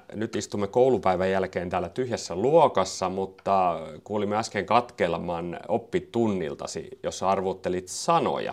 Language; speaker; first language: Finnish; native; Finnish